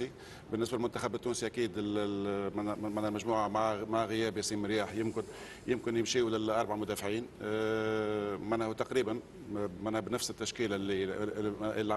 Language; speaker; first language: Arabic; native; Arabic